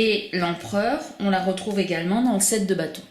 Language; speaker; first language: French; native; French